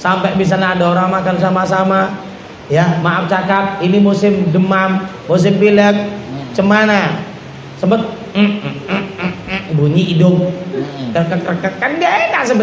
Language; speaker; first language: Indonesian; native; Indonesian